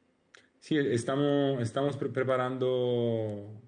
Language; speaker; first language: Spanish; non-native, learner; Italian